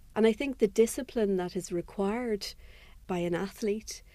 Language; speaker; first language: English; native; English